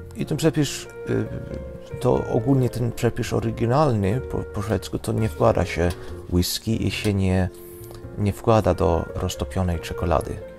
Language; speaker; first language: Polish; non-native, fluent; Swedish